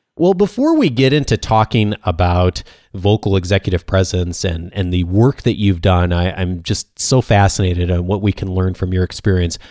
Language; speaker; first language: English; native; English